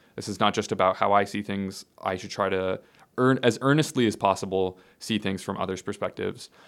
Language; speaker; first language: English; native; English